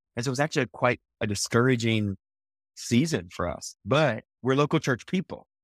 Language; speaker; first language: English; native; English